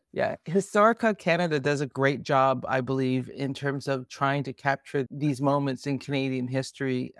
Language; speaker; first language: English; native; English